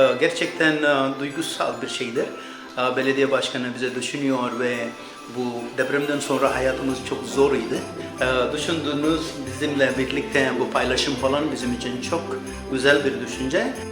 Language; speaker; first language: Turkish; non-native, local second language; Arabic